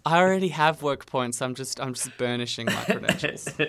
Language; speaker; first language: English; native; English